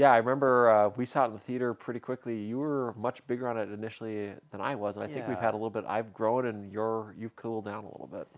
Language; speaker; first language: English; native; English